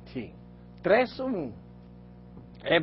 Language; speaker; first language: Portuguese; non-native, learner; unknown